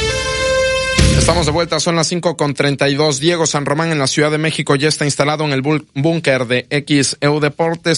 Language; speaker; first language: Spanish; native; Spanish